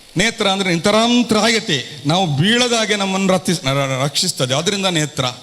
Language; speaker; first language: Kannada; non-native, local second language; Tulu